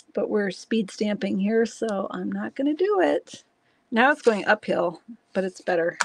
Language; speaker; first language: English; native; English